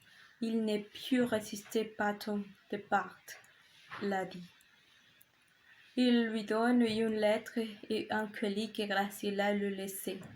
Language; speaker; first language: French; non-native, learner; Spanish